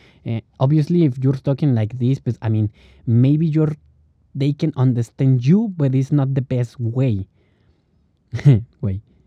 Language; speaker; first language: English; non-native, learner; Spanish